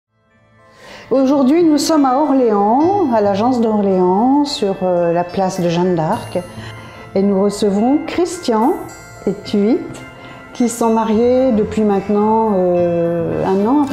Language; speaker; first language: French; native; French